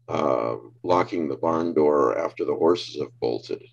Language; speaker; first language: English; native; English